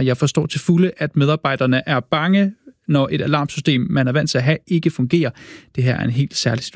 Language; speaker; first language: Danish; native; Danish